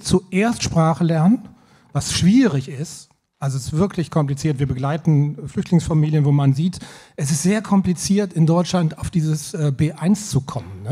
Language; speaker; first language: German; native; German